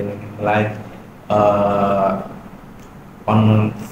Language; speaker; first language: English; non-native, learner; Indonesian